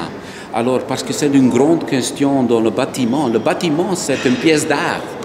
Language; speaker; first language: French; non-native, local second language; Dutch